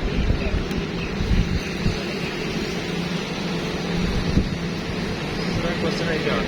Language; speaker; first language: Korean; non-native, learner; Punjabi